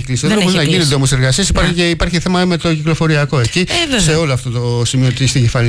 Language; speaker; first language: Greek; native; Greek